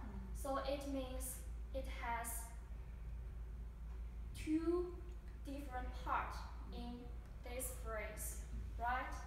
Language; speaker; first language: English; non-native, fluent; Chinese